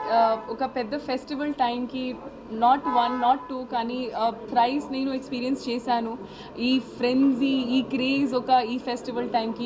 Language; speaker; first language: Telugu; non-native, learner; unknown